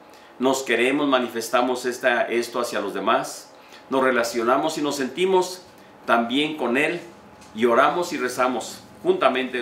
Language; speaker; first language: Spanish; native; Spanish